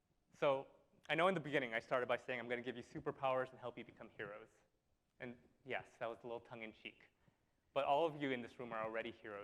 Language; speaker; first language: English; native; English